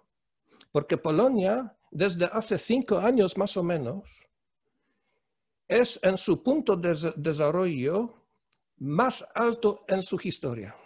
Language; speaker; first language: Spanish; non-native, fluent; Polish